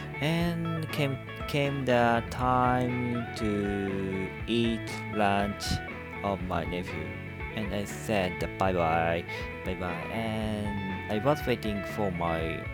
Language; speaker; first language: English; non-native, learner; Japanese